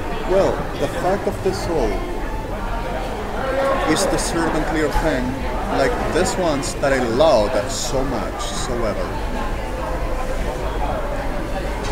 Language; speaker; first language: English; non-native, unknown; Spanish